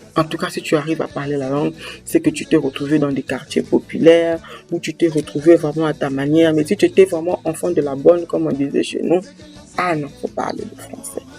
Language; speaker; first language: French; native; French